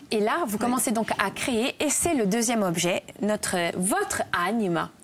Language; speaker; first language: French; native; French